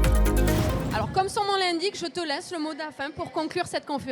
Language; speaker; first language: French; native; French